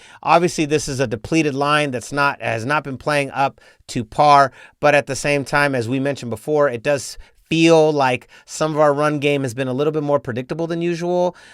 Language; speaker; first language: English; native; English